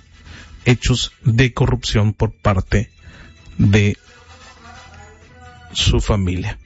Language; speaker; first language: Spanish; native; Spanish